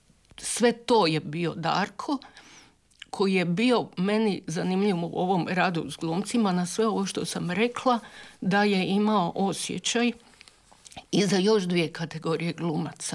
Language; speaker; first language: Serbian; native; Serbian